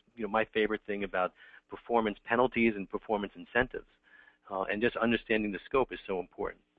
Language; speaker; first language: English; native; English